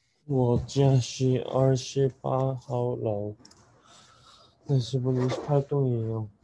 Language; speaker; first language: Chinese; non-native, learner; Korean